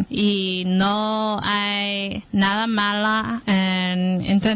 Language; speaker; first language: Spanish; non-native, learner; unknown